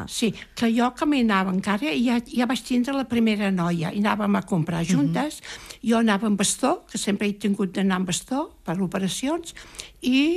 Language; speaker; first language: Catalan; native; Catalan